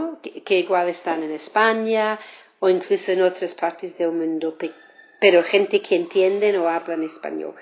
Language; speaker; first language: Spanish; non-native, fluent; English